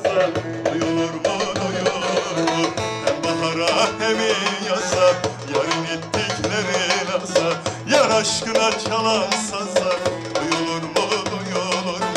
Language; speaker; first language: Turkish; native; Turkish